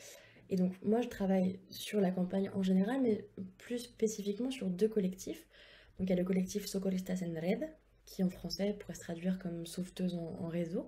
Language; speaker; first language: French; native; French